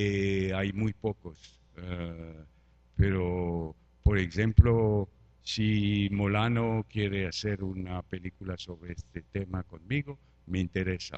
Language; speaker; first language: Spanish; non-native, fluent; French